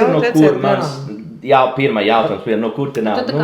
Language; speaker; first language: Latvian; non-native, learner; Italian